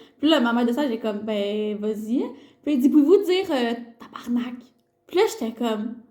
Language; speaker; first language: French; native; French